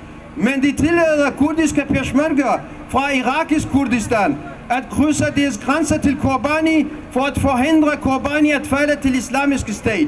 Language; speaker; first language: Danish; non-native, fluent; Kurdish